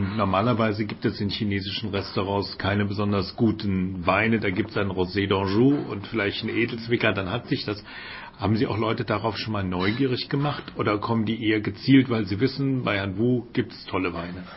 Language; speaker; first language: German; native; German